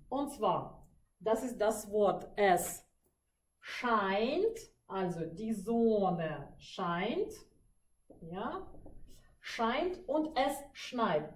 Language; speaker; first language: German; non-native, fluent; Russian